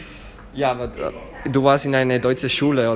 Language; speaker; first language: German; non-native, learner; Spanish